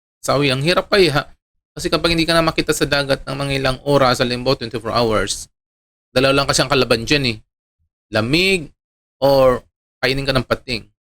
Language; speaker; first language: Filipino; non-native, local second language; Iloko